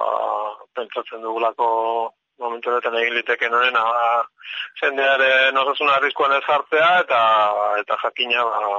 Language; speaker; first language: Basque; native; Basque